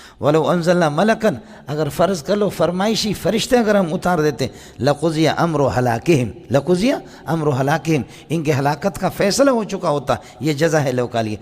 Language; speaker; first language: Urdu; non-native, local second language; Baluchi